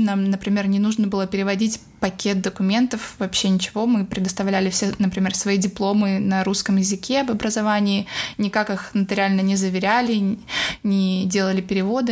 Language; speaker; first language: Russian; native; Russian